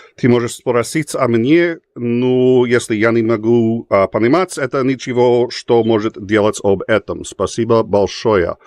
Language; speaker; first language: Russian; non-native, learner; English